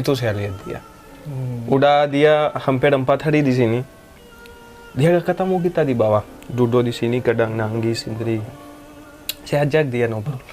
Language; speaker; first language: Indonesian; non-native, fluent; Hindi